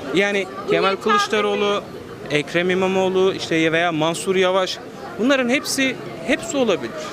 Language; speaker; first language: Turkish; non-native, local second language; Kurdish